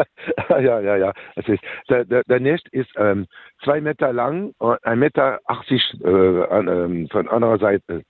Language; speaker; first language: German; non-native, learner; French